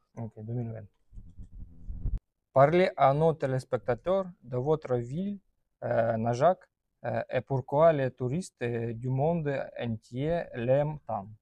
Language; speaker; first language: French; non-native, learner; Russian